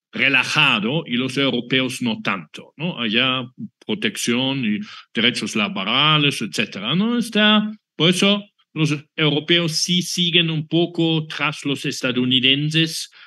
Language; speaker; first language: Spanish; non-native, fluent; German